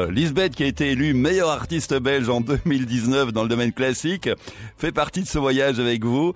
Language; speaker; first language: French; native; French